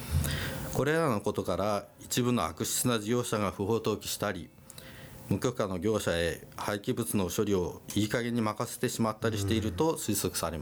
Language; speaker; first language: Japanese; native; Japanese